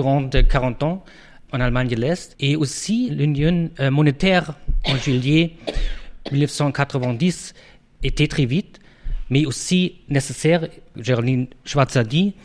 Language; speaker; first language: French; non-native, fluent; German